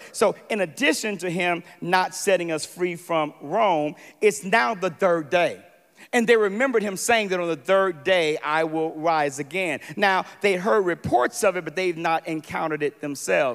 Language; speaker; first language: English; native; English